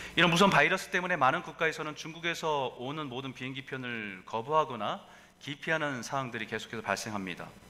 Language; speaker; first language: Korean; native; Korean